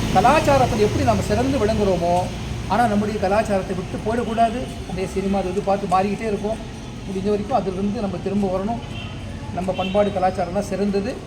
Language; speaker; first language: Tamil; non-native, local second language; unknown